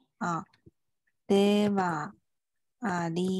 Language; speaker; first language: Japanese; non-native, fluent; Chinese